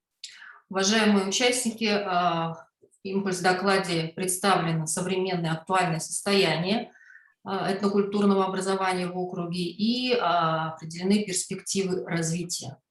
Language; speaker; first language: Russian; native; Russian